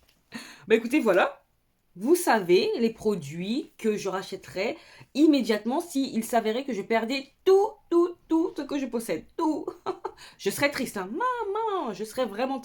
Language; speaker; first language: French; native; French